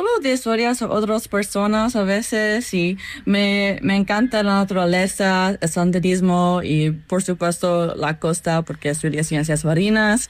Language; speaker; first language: Spanish; non-native, learner; English